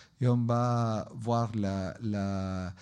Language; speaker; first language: French; non-native, learner; Spanish